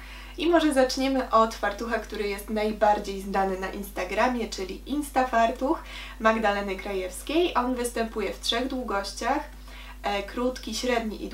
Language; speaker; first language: Polish; native; Polish